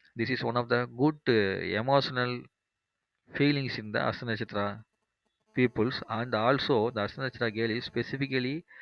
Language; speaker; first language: English; non-native, local second language; Tamil